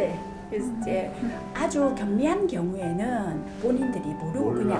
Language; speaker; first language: Korean; native; Korean